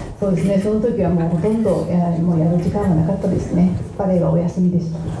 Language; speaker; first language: Japanese; native; Japanese